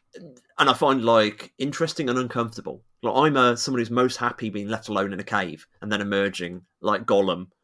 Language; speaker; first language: English; native; English